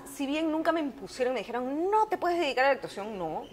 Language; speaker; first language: Spanish; native; Spanish